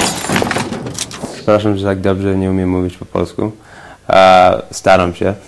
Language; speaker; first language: Polish; early bilingual, heritage; Polish